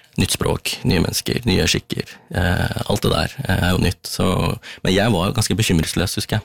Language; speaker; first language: Norwegian; early bilingual, other home language; Tamil